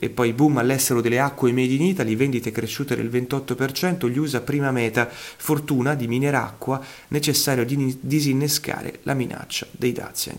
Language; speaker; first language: Italian; native; Italian